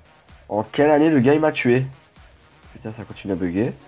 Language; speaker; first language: French; native; French